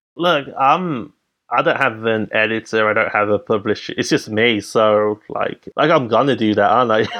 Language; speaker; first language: English; native; English